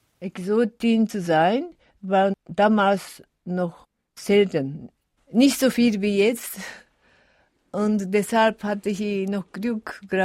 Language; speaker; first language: German; non-native, fluent; Japanese